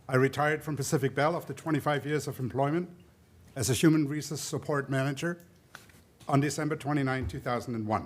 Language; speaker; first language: English; early bilingual, other home language; German